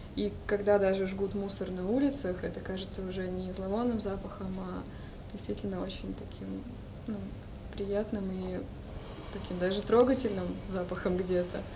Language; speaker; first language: Russian; native; Russian